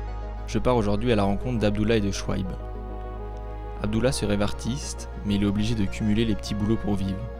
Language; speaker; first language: French; native; French